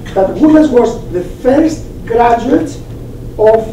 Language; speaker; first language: English; non-native, fluent; Greek